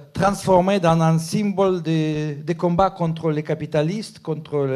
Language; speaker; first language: French; non-native, fluent; Ukrainian